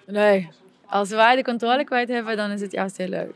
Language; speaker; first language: Dutch; non-native, fluent; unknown